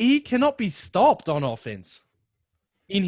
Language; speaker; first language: English; native; English